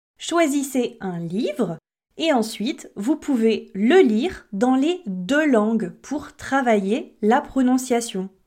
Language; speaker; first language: French; native; French